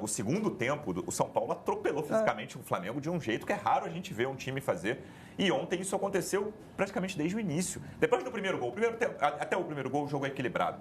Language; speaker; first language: Portuguese; native; Portuguese